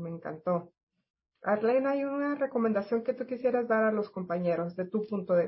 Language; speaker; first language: Spanish; native; Spanish